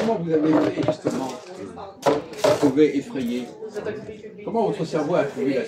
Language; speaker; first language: French; native; French